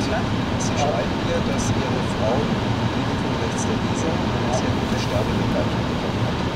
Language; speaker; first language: German; native; German